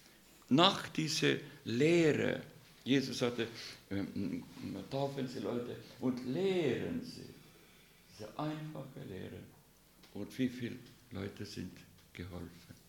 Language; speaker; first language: German; non-native, learner; Russian